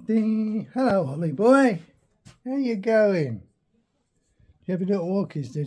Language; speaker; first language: English; native; English